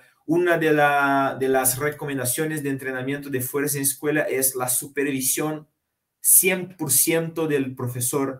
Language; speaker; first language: Spanish; non-native, fluent; Portuguese